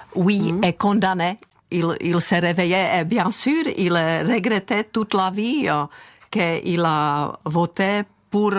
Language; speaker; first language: French; non-native, fluent; Czech